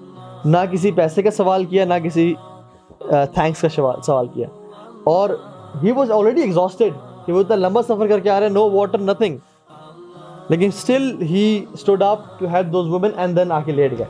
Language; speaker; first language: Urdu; native; Urdu